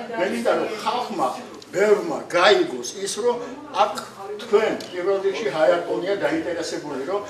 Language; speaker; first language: Georgian; non-native, local second language; Armenian